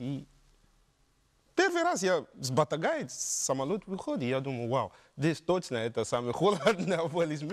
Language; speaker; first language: Russian; non-native, learner; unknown